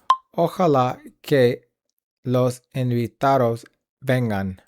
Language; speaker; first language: Spanish; non-native, learner; English